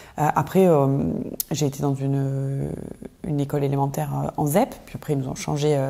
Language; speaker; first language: French; native; French